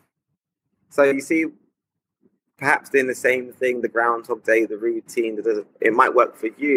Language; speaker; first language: English; native; English